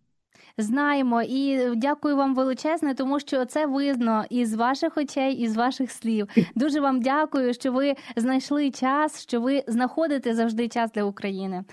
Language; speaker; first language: Ukrainian; native; Ukrainian